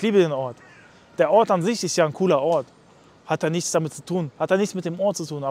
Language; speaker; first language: German; native; German